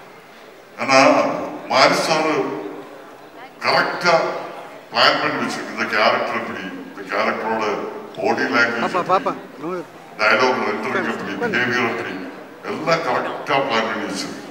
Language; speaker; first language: Tamil; non-native, fluent; Malayalam